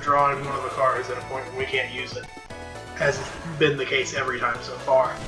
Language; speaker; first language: English; native; English